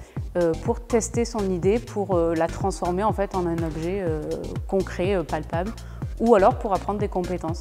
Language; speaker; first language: French; native; French